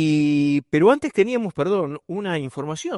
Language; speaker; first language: Spanish; native; Spanish